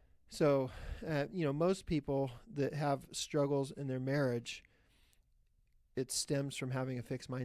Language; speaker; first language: English; native; English